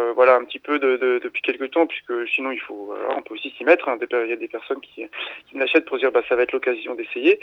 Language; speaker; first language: French; native; French